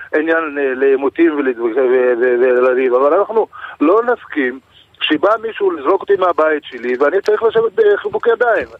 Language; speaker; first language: Hebrew; non-native, local second language; Arabic